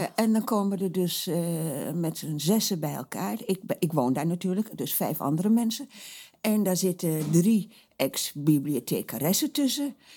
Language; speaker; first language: Dutch; native; Dutch